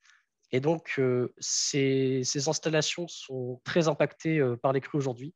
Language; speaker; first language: French; native; French